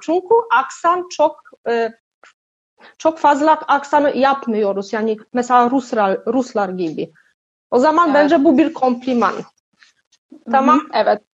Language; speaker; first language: Turkish; non-native, learner; Polish